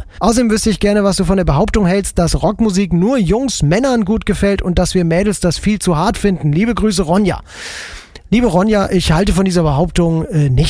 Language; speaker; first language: German; native; German